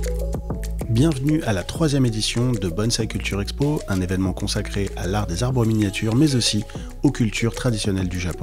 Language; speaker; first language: French; native; French